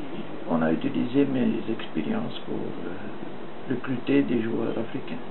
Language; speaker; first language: French; non-native, fluent; Dutch